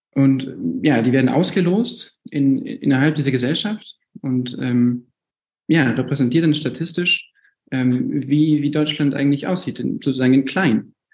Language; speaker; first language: German; native; German